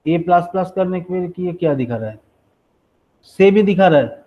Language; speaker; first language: Hindi; non-native, local second language; Bangla